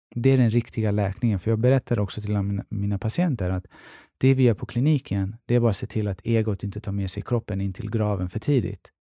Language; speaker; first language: Swedish; early bilingual, other home language; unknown